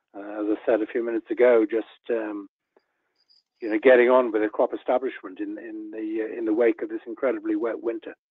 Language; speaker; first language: English; native; English